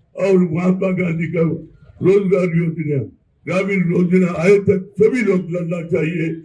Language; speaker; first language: Hindi; non-native, local second language; Telugu